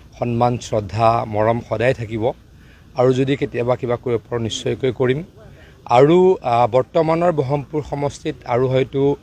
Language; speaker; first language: Assamese; native; Assamese